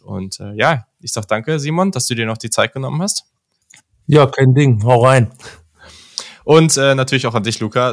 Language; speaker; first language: German; native; German